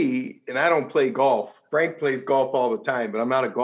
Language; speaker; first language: English; native; English